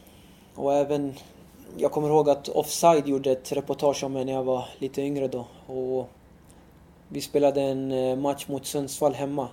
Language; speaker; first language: Swedish; early bilingual, other home language; Arabic